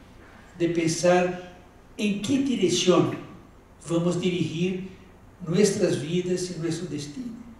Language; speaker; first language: Spanish; non-native, fluent; Portuguese